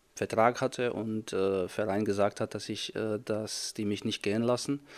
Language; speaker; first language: German; non-native, fluent; Czech